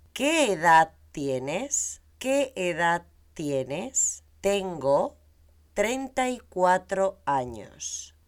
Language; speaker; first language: Spanish; native; Spanish